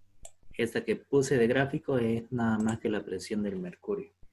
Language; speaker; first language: Spanish; native; Spanish